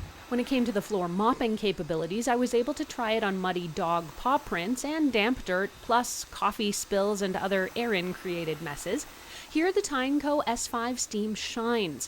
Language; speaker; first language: English; native; English